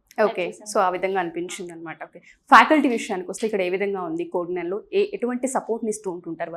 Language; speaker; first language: Telugu; native; Telugu